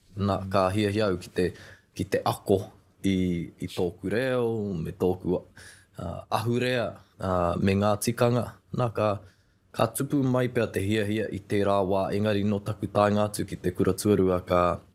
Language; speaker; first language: Māori; non-native, local second language; English